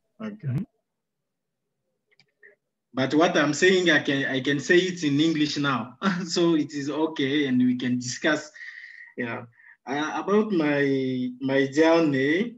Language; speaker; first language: English; non-native, fluent; Sango